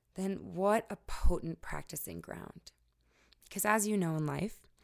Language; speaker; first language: English; native; English